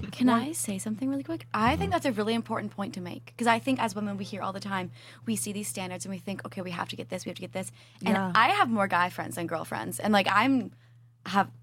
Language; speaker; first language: English; native; English